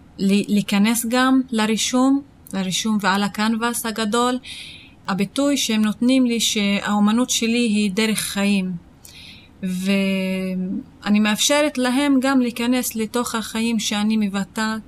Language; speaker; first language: Hebrew; non-native, local second language; Arabic